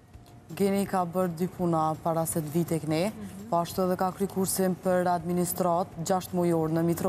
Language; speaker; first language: Albanian; native; Albanian